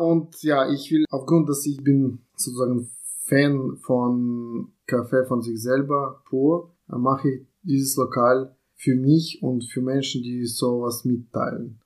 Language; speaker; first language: German; non-native, fluent; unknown